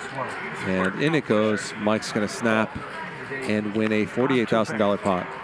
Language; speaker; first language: English; native; English